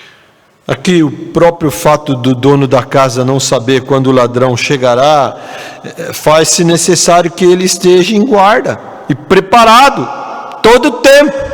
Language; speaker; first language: Portuguese; native; Portuguese